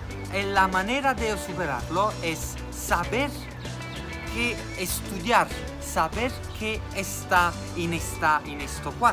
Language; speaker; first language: Spanish; non-native, fluent; Italian